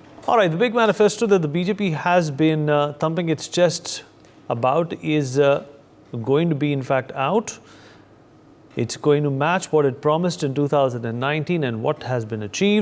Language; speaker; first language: English; non-native, local second language; Hindi